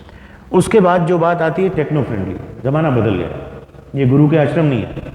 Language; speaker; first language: Hindi; native; Hindi